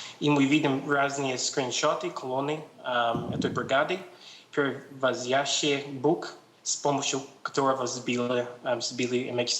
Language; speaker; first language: Russian; non-native, learner; English